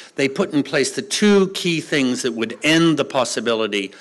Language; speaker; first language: English; native; English